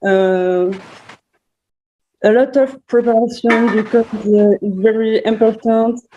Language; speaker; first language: English; non-native, learner; French